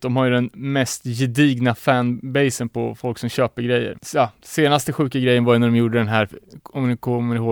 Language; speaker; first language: Swedish; native; Swedish